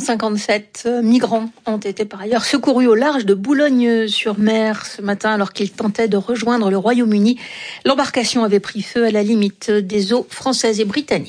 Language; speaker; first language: French; native; French